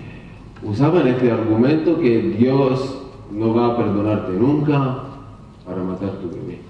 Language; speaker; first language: Spanish; non-native, learner; Hebrew